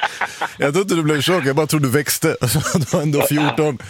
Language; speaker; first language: Swedish; native; Swedish